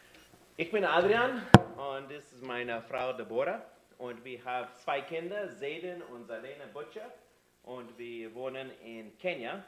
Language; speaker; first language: German; non-native, learner; English